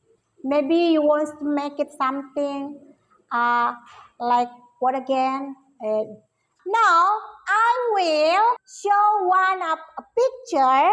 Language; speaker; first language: English; non-native, learner; Indonesian